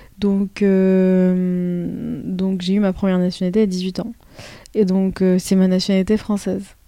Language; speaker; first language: French; early bilingual, other home language; Arabic